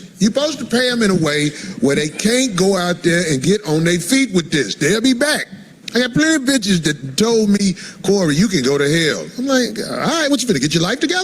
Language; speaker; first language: English; native; English